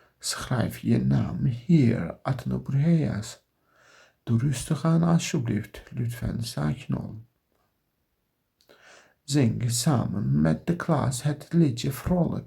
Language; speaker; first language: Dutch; non-native, learner; Turkish